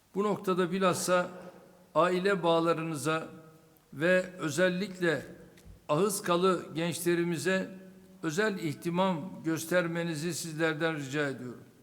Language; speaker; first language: Turkish; native; Turkish